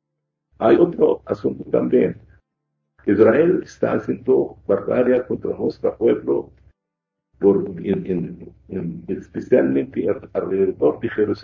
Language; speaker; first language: Spanish; non-native, fluent; Arabic